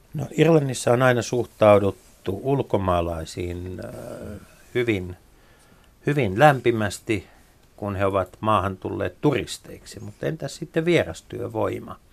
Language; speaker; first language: Finnish; native; Finnish